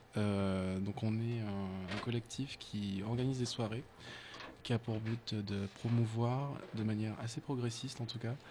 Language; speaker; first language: French; native; French